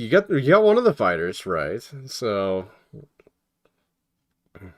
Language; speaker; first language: English; native; English